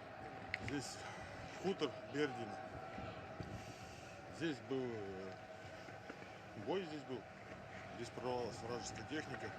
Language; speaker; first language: Russian; native; Russian